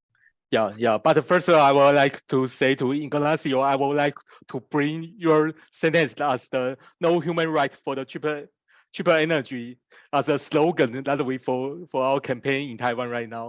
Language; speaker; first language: English; non-native, fluent; Chinese